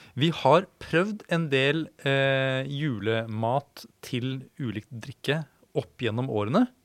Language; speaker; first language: Norwegian; native; Norwegian